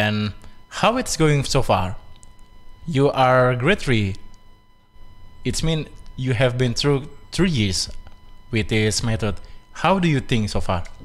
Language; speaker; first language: English; non-native, fluent; Indonesian